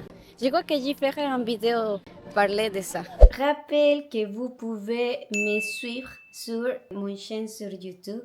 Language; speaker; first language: French; non-native, learner; Spanish